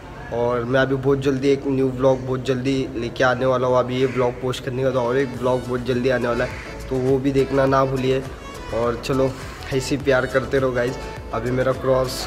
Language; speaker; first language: Hindi; non-native, local second language; Marathi